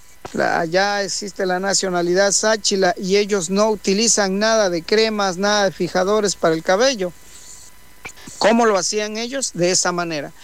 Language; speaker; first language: Spanish; native; Spanish